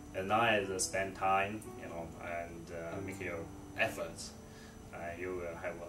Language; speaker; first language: English; non-native, fluent; Chinese